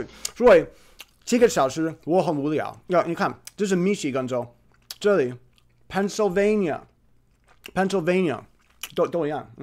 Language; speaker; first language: Chinese; non-native, fluent; English